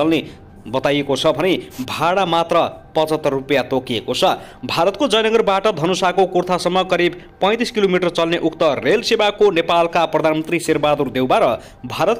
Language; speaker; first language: Nepali; native; Nepali